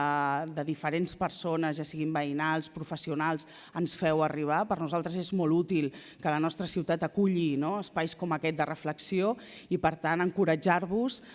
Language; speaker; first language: Catalan; native; Catalan